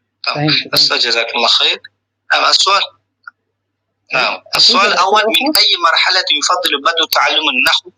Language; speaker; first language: Arabic; non-native, fluent; Uzbek